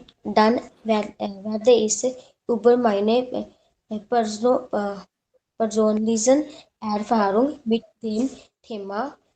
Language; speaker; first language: German; non-native, learner; Hindi